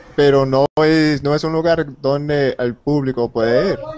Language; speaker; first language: Spanish; non-native, learner; English